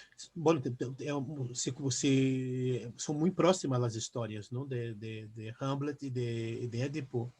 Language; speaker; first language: Spanish; non-native, fluent; Portuguese